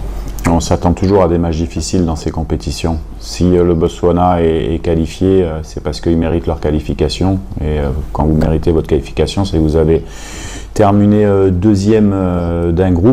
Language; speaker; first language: French; native; French